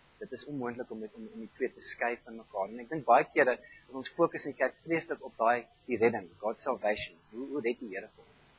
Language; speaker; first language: Afrikaans; non-native, fluent; German